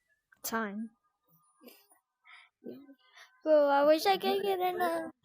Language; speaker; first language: English; native; English